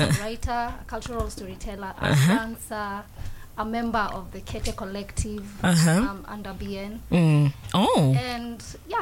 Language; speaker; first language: English; non-native, local second language; Kikuyu